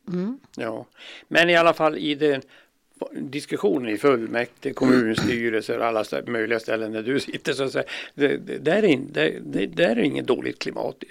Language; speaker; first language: Swedish; native; Swedish